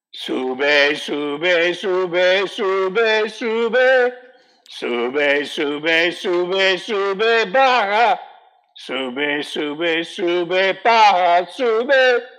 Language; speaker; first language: Spanish; non-native, learner; English